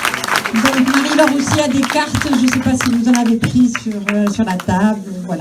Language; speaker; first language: French; native; French